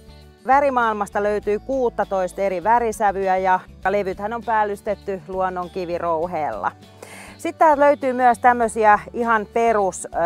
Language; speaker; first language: Finnish; native; Finnish